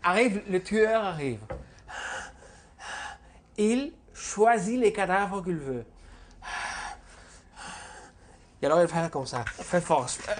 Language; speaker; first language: French; non-native, fluent; Spanish